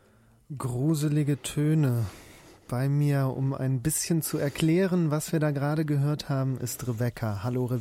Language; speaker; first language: German; native; German